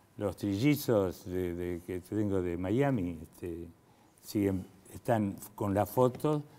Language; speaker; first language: Spanish; native; Spanish